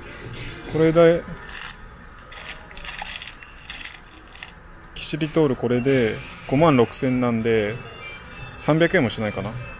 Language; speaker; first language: Japanese; native; Japanese